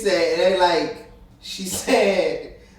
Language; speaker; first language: English; native; English